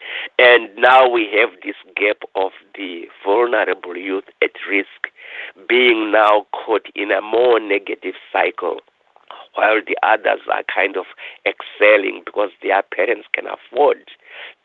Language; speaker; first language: English; non-native, local second language; Shona